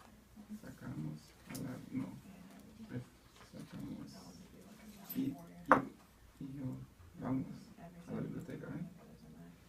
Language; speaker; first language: Spanish; non-native, learner; English